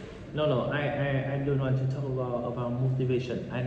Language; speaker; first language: English; non-native, learner; Vietnamese